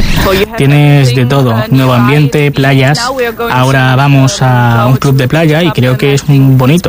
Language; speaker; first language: Spanish; non-native, learner; German